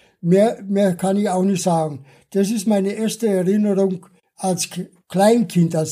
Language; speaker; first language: German; early bilingual, other home language; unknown